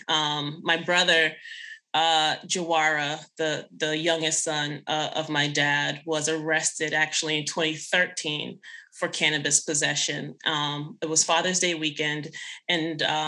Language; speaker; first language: English; native; English